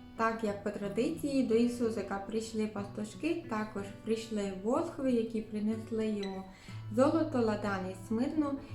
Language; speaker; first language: Ukrainian; native; Ukrainian